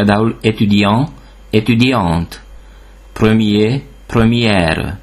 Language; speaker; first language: French; non-native, fluent; Hungarian